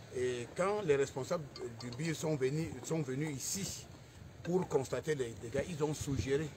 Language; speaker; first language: French; non-native, local second language; English